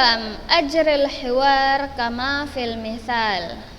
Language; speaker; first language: Arabic; non-native, fluent; Indonesian